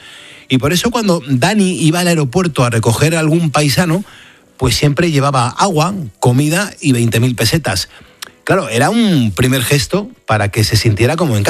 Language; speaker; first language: Spanish; native; Spanish